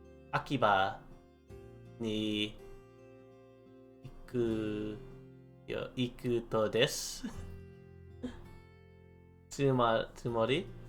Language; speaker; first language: Japanese; non-native, learner; English